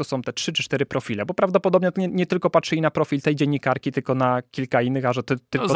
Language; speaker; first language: Polish; native; Polish